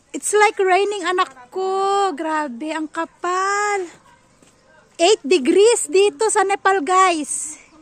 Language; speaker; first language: Filipino; native; Filipino